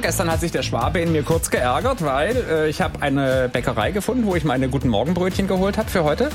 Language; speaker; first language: German; native; German